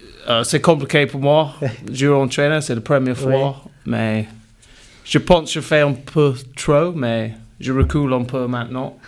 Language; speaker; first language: French; non-native, learner; English